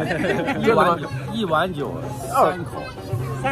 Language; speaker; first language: Chinese; native; Chinese